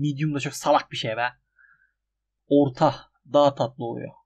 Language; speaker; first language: Turkish; native; Turkish